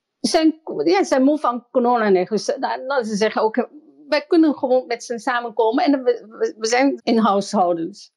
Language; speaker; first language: Dutch; non-native, fluent; Chinese